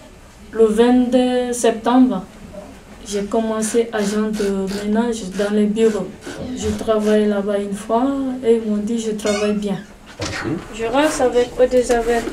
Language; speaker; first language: French; non-native, fluent; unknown